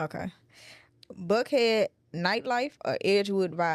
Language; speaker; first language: English; native; English